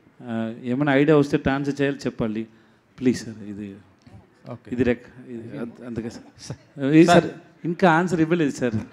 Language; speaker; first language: Telugu; non-native, learner; Tamil